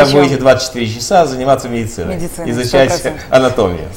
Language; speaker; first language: Russian; native; Russian